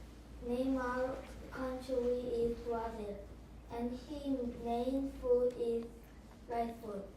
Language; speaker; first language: English; non-native, learner; Korean